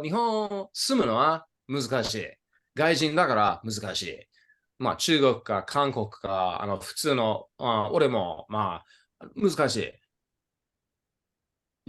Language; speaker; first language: Japanese; non-native, fluent; English